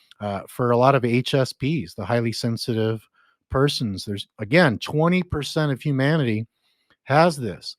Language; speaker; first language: English; native; English